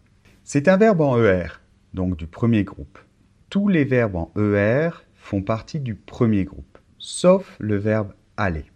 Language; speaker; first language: French; native; French